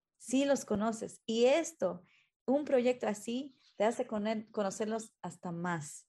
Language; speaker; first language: Spanish; early bilingual, heritage; Spanish